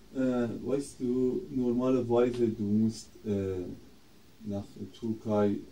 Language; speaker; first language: German; non-native, fluent; Persian